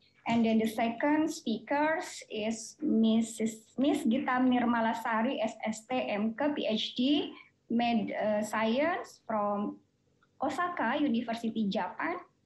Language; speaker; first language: English; non-native, fluent; Indonesian